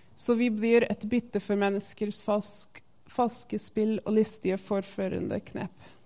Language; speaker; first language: Norwegian; non-native, fluent; English